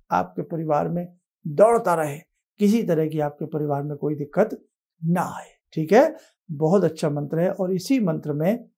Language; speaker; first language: Hindi; native; Hindi